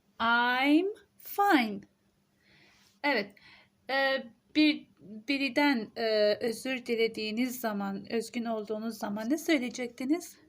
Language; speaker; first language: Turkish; non-native, fluent; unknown